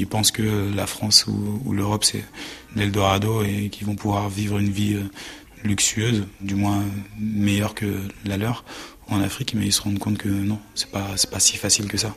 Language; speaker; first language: French; early bilingual, other home language; Haitian Creole